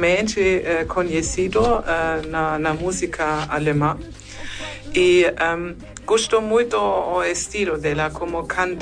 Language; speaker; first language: Portuguese; non-native, fluent; German